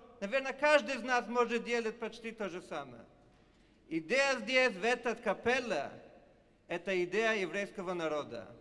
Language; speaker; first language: Russian; non-native, fluent; Italian